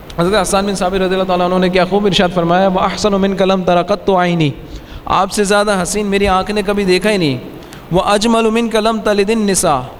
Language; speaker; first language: Urdu; native; Urdu